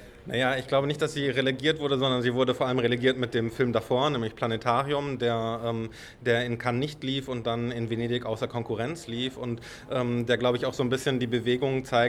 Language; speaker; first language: German; native; German